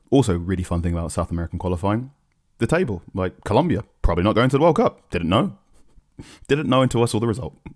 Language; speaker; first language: English; early bilingual, other home language; Akan